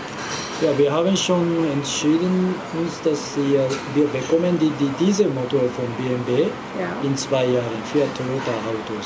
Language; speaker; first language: German; non-native, learner; Japanese